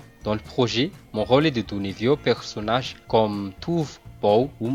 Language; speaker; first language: French; non-native, local second language; Malagasy